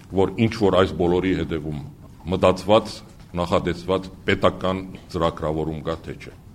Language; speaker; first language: Armenian; early bilingual, heritage; Armenian